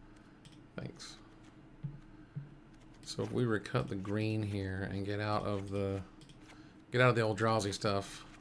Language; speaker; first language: English; native; English